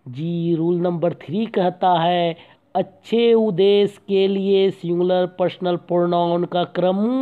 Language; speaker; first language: Hindi; native; Hindi